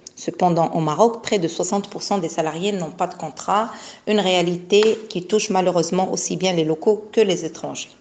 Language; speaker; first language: French; non-native, local second language; Arabic